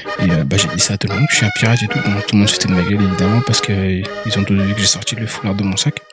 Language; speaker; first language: French; early bilingual, other home language; Arabic